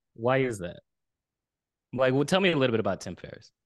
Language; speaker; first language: English; early bilingual, other home language; Haitian Creole